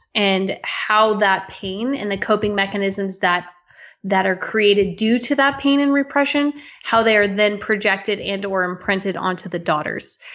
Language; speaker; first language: English; native; English